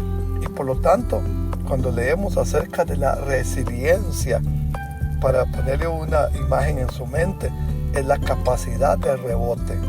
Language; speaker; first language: Spanish; native; Spanish